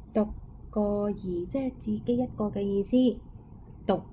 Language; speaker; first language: Chinese; non-native, local second language; Cantonese